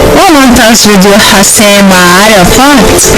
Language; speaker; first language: Arabic; native; Arabic